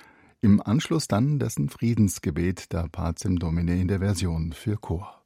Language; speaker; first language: German; native; German